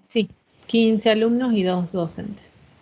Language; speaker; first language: Spanish; native; Spanish